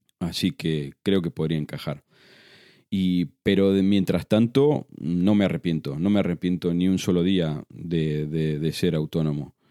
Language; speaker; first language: Spanish; native; Spanish